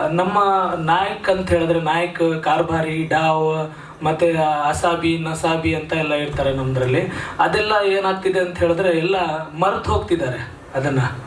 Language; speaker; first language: Kannada; non-native, local second language; Lambadi